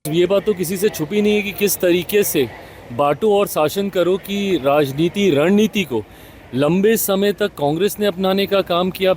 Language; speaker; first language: Hindi; native; Hindi